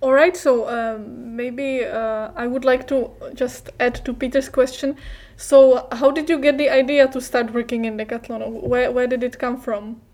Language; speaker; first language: English; non-native, fluent; Czech